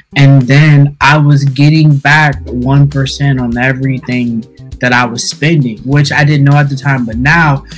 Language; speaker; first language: English; native; English